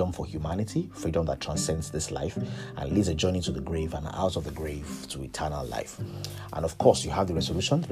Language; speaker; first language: English; non-native, local second language; Yoruba